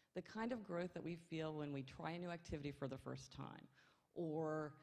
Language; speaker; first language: English; native; English